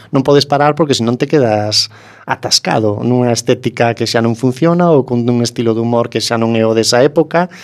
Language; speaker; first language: Galician; native; Galician